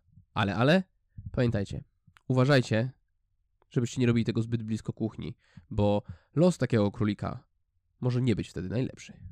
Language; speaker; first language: Polish; native; Polish